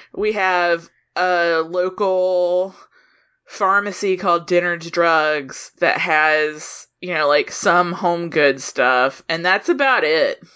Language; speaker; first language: English; native; English